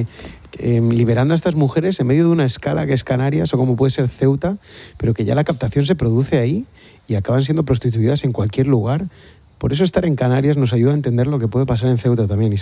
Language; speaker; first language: Spanish; native; Spanish